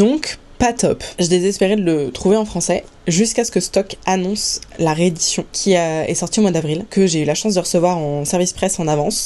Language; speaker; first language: French; native; French